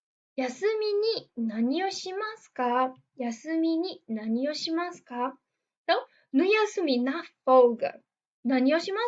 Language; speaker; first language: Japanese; non-native, fluent; Portuguese